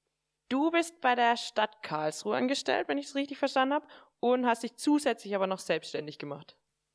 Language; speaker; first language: German; native; German